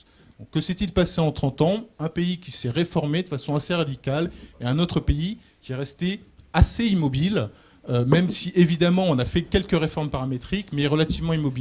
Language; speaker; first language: French; native; French